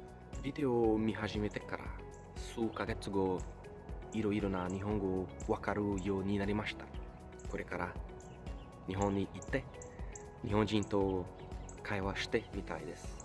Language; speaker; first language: Japanese; non-native, learner; Portuguese